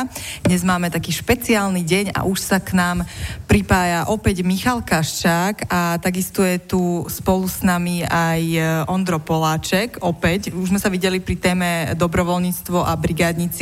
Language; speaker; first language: Slovak; native; Slovak